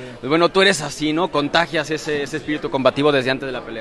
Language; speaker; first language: Spanish; native; Spanish